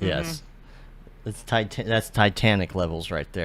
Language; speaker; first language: English; native; English